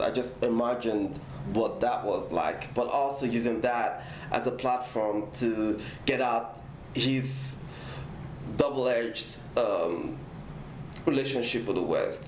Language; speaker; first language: English; non-native, local second language; Igbo